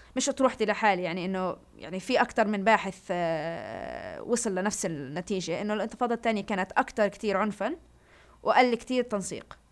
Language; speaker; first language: Arabic; early bilingual, heritage; Arabic